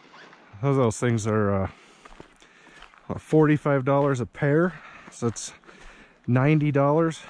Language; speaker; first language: English; native; English